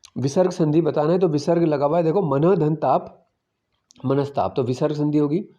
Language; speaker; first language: Hindi; native; Hindi